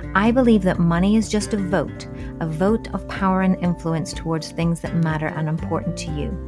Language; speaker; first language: English; native; English